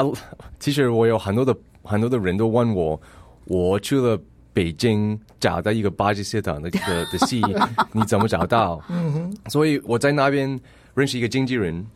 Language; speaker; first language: Chinese; early bilingual, heritage; English